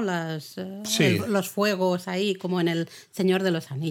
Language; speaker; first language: Spanish; native; Spanish